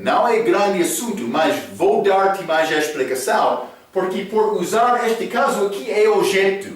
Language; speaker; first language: Portuguese; non-native, fluent; English